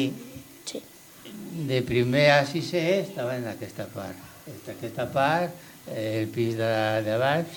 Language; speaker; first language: Catalan; non-native, local second language; Spanish